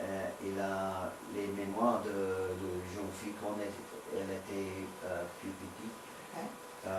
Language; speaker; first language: French; non-native, learner; English